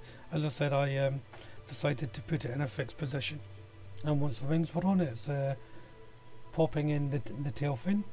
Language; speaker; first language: English; native; English